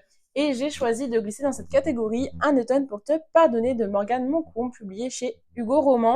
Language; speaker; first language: French; native; French